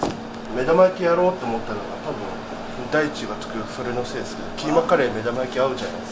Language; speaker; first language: Japanese; native; Japanese